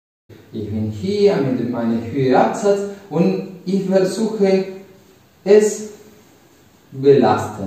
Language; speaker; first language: German; non-native, learner; Spanish